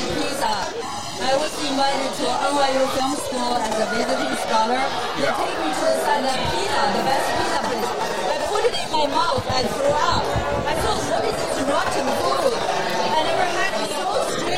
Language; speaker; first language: English; non-native, learner; Chinese